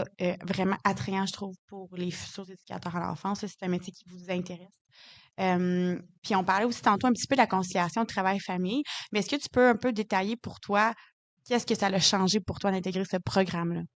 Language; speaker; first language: French; native; French